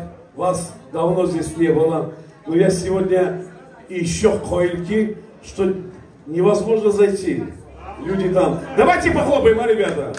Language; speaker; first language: Russian; non-native, local second language; Tajik